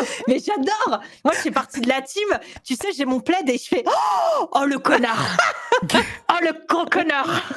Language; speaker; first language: French; native; French